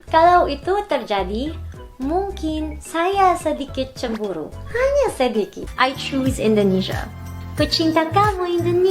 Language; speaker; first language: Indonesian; non-native, learner; Filipino